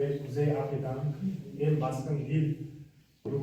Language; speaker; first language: Turkish; non-native, learner; Uzbek